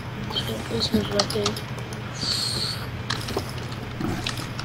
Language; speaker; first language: English; native; English